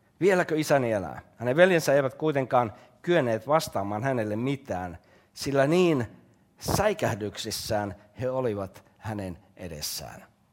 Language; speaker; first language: Finnish; native; Finnish